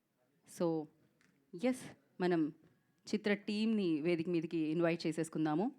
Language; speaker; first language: Telugu; native; Telugu